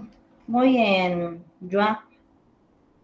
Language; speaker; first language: French; non-native, learner; Spanish